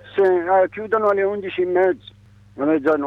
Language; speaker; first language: Italian; non-native, learner; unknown